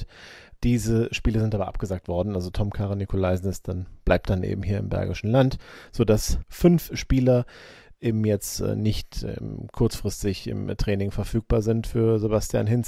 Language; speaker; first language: German; native; German